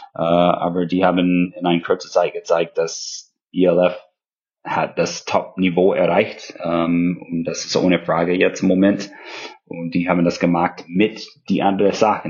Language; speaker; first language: German; non-native, fluent; English